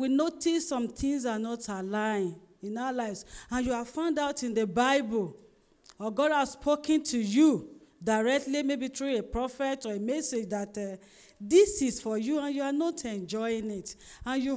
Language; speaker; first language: English; non-native, local second language; Yoruba